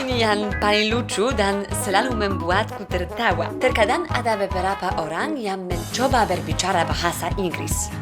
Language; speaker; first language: Indonesian; non-native, fluent; Polish